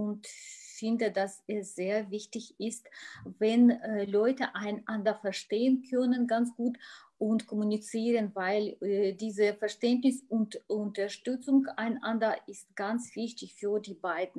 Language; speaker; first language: German; non-native, learner; Russian